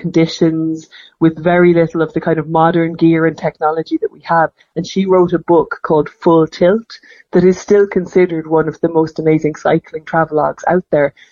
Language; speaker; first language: English; native; English